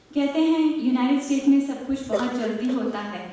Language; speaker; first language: Hindi; early bilingual, heritage; Hindi